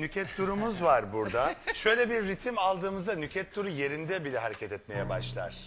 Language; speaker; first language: Turkish; native; Turkish